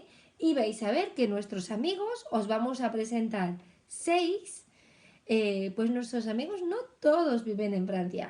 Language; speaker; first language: Spanish; non-native, fluent; French